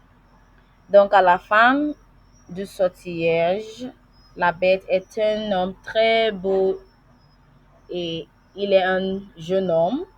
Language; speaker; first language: French; non-native, learner; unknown